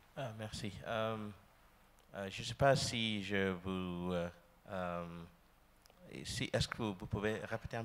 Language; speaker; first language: French; non-native, learner; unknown